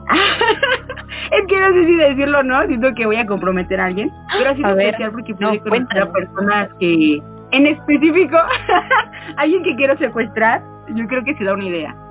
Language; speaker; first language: Spanish; native; Spanish